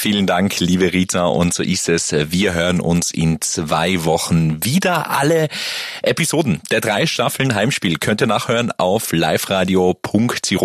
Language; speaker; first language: German; native; German